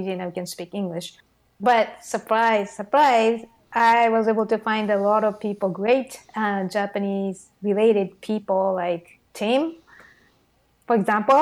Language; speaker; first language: English; non-native, fluent; Japanese